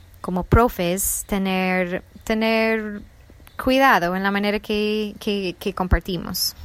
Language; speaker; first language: Spanish; non-native, fluent; English